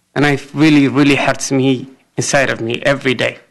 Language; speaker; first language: English; non-native, fluent; Amharic